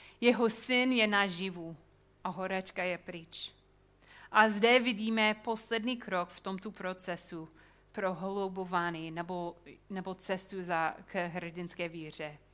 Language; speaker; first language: Czech; non-native, fluent; English